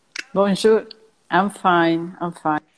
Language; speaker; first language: English; non-native, fluent; Romanian